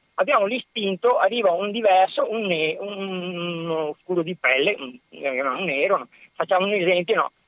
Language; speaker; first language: Italian; native; Italian